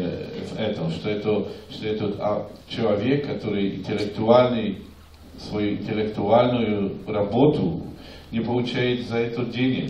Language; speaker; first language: Russian; non-native, fluent; Polish